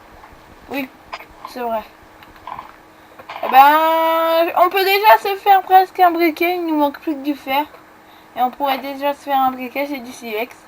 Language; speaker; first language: French; native; French